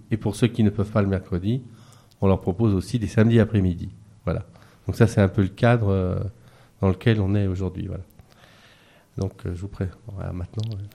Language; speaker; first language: French; native; French